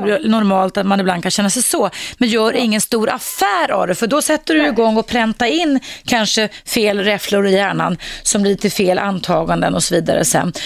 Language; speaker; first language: Swedish; native; Swedish